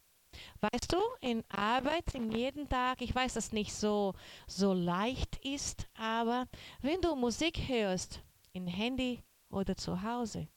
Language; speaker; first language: German; non-native, learner; Portuguese